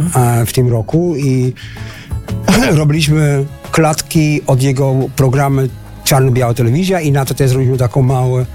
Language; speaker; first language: Polish; non-native, learner; Dutch